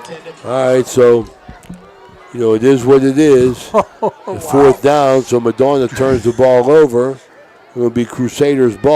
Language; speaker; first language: English; native; English